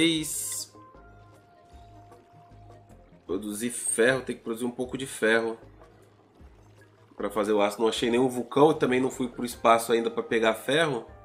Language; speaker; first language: Portuguese; native; Portuguese